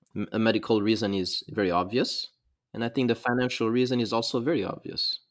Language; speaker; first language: English; non-native, fluent; Arabic